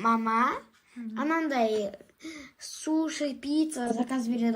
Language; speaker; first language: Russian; non-native, local second language; Kazakh